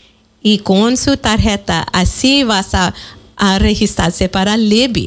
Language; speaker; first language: Spanish; early bilingual, heritage; Spanish